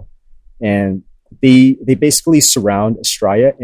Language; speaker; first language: English; non-native, local second language; Filipino